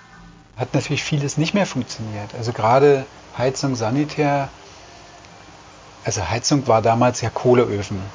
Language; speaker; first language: German; native; German